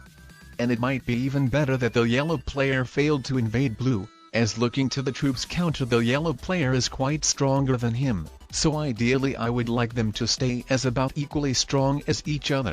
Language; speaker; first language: English; non-native, fluent; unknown